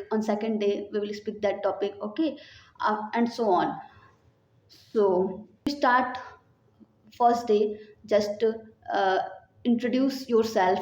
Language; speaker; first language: English; non-native, learner; Hindi